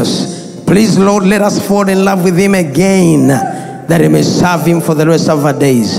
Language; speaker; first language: English; non-native, local second language; Ganda